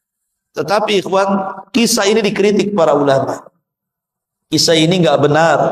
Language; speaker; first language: Indonesian; native; Indonesian